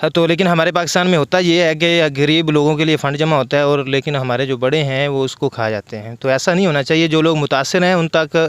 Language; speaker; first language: Urdu; non-native, local second language; Punjabi